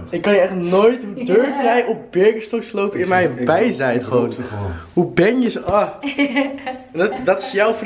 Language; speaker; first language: Dutch; native; Dutch